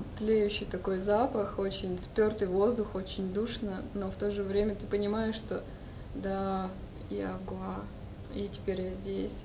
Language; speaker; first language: Russian; native; Russian